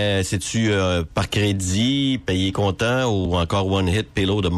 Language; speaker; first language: French; native; French